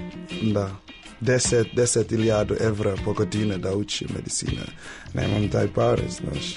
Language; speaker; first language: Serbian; non-native, learner; English